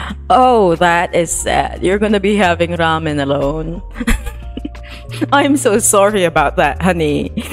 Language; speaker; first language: English; non-native, local second language; Filipino